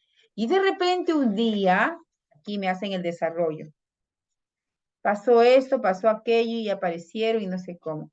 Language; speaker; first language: Spanish; native; Spanish